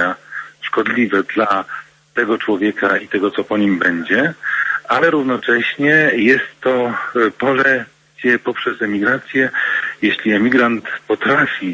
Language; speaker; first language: Polish; native; Polish